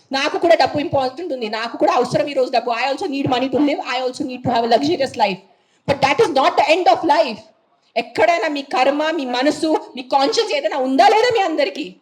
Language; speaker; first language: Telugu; non-native, fluent; Marathi